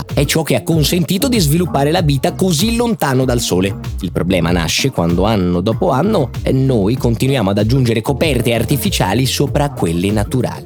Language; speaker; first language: Italian; native; Italian